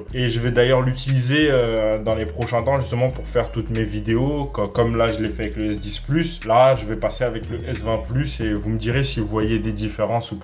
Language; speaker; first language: French; native; French